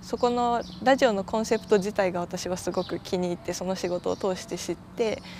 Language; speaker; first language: Japanese; native; Japanese